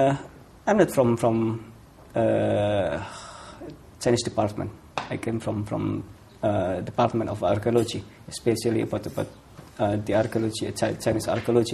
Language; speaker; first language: English; non-native, fluent; Indonesian